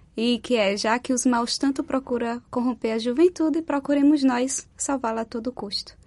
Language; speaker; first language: Portuguese; native; Portuguese